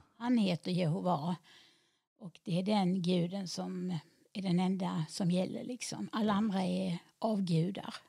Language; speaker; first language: Swedish; native; Swedish